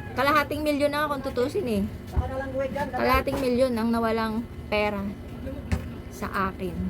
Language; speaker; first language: Filipino; non-native, local second language; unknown